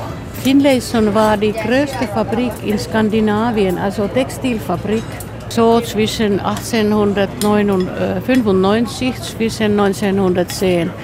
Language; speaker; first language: German; non-native, fluent; Finnish